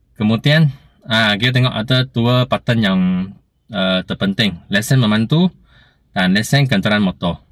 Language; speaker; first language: Malay; non-native, local second language; Chinese